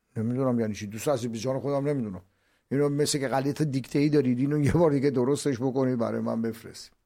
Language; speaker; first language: Persian; native; Persian